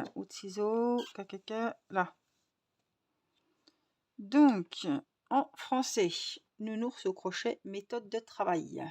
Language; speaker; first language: French; native; French